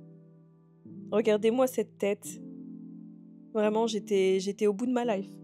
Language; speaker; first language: French; native; French